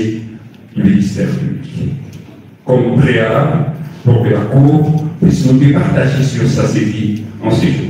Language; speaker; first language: French; non-native, local second language; Lingala